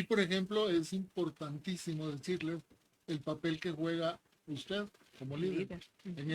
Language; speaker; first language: Spanish; native; Spanish